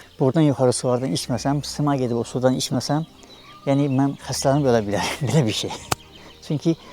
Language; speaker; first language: Azerbaijani; non-native, local second language; Talysh